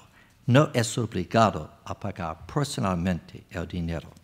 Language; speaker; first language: Spanish; non-native, fluent; English